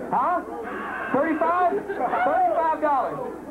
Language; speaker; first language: English; native; English